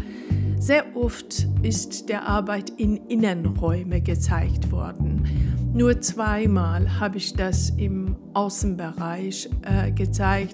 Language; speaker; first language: German; non-native, fluent; Persian